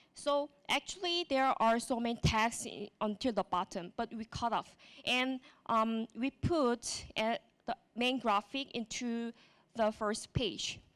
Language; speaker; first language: English; non-native, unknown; Korean